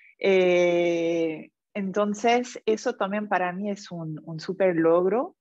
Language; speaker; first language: Spanish; non-native, fluent; French